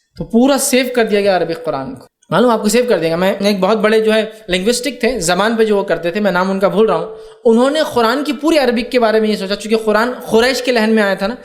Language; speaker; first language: Urdu; native; Urdu